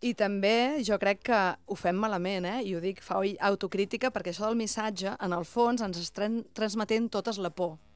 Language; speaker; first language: Catalan; native; Catalan